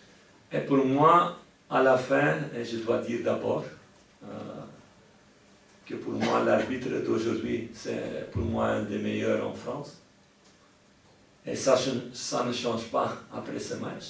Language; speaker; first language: French; non-native, local second language; Dutch